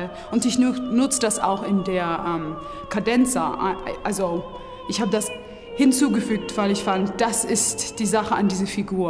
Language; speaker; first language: German; non-native, fluent; English